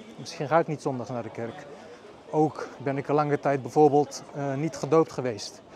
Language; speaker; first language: Dutch; early bilingual, other home language; Bosnian